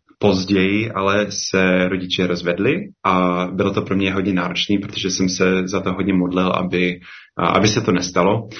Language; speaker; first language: Czech; non-native, fluent; English